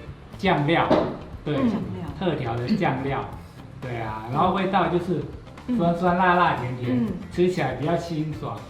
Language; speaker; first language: Chinese; non-native, fluent; Thai